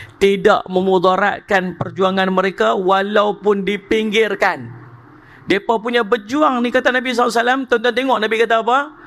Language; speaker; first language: Malay; native; Malay